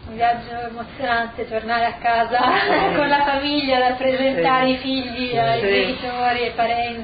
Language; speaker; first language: Italian; native; Italian